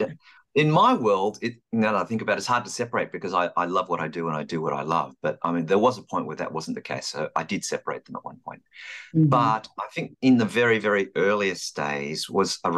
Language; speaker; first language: English; native; English